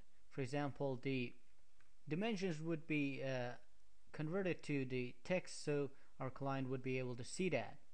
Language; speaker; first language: English; non-native, fluent; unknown